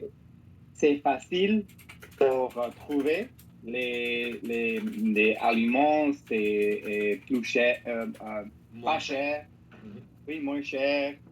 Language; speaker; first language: French; non-native, learner; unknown